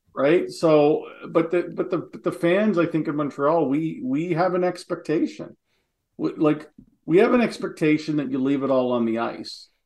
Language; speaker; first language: English; native; English